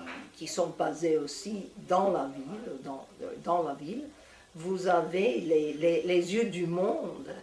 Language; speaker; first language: French; non-native, fluent; English